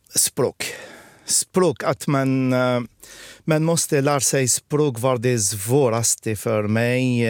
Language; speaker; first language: Swedish; non-native, fluent; Arabic